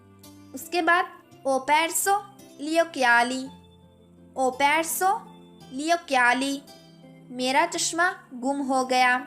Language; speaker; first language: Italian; non-native, fluent; Urdu